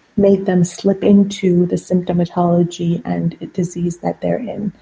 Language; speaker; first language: English; non-native, fluent; Persian